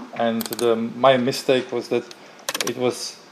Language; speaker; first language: English; non-native, fluent; Czech